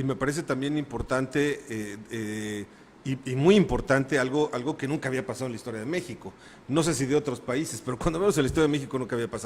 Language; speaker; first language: Spanish; native; Spanish